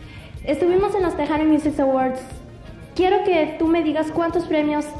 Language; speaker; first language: Spanish; native; Spanish